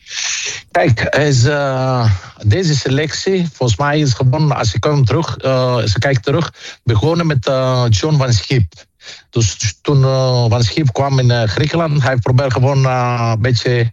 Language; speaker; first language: Dutch; non-native, fluent; Greek